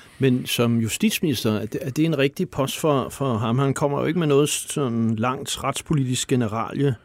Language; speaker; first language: Danish; native; Danish